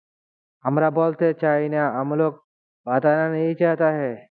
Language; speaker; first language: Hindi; non-native, learner; Bangla